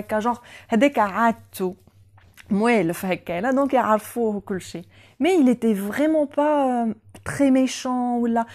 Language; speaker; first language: French; non-native, local second language; Arabic